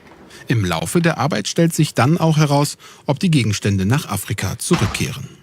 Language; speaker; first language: German; native; German